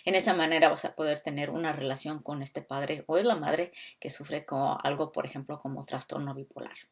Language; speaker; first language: Spanish; early bilingual, other home language; English